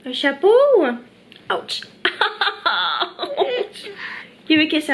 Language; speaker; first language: French; native; French